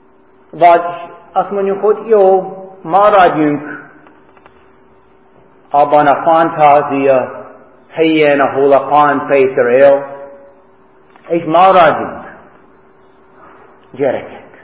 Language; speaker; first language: Hungarian; non-native, fluent; English